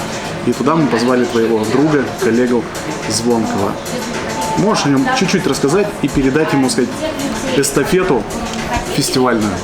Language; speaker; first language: Russian; native; Russian